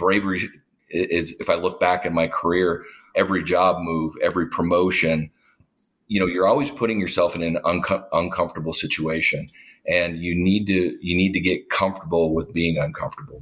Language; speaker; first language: English; native; English